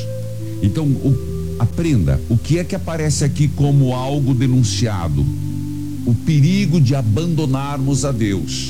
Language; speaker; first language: Portuguese; native; Portuguese